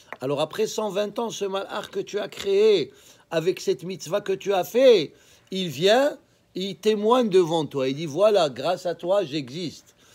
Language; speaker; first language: French; native; French